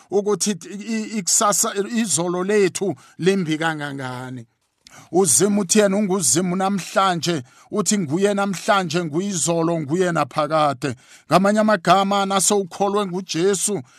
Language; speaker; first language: Zulu; non-native, local second language; South Ndebele